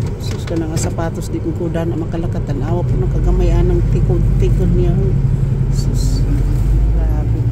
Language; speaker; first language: Filipino; non-native, local second language; Cebuano